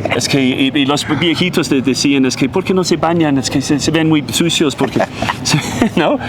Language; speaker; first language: Spanish; non-native, fluent; English